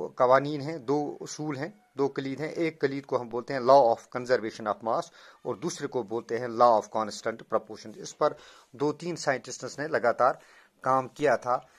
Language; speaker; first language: Urdu; non-native, local second language; Kashmiri